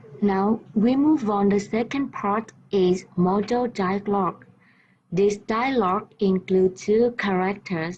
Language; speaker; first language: English; non-native, fluent; Vietnamese